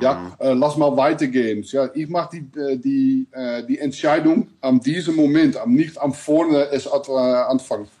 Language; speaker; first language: German; non-native, learner; Dutch